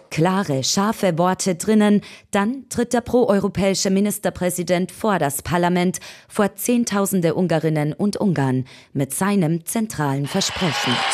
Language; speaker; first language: German; native; German